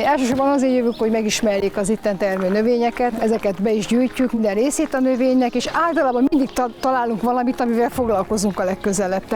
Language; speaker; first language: Hungarian; native; Hungarian